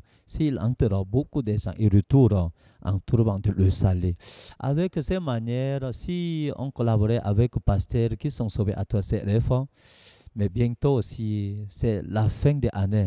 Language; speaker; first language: French; non-native, learner; Korean